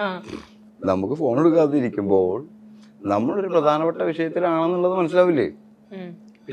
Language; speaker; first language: Malayalam; native; Malayalam